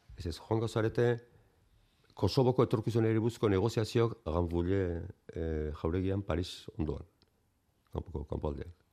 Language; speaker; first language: Basque; native; Basque